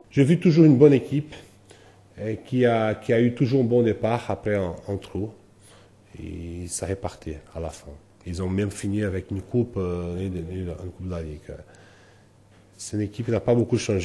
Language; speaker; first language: French; non-native, fluent; Portuguese